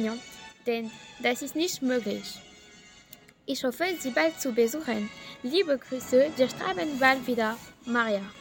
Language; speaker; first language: German; non-native, learner; French